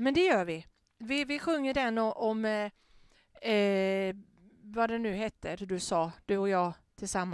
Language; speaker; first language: Swedish; native; Swedish